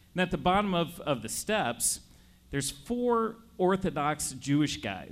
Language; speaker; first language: English; native; English